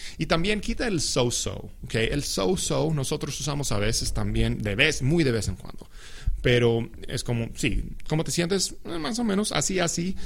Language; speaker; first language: Spanish; non-native, fluent; English